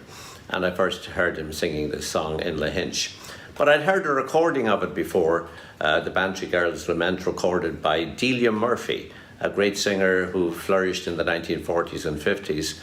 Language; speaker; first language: English; native; English